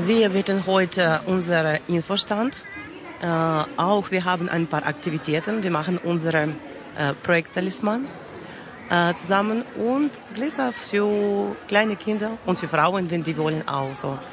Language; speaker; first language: German; non-native, learner; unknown